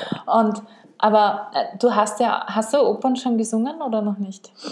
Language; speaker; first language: German; native; German